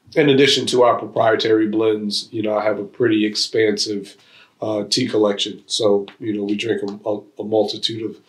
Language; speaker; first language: English; native; English